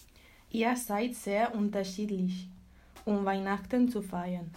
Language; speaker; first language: German; non-native, learner; Spanish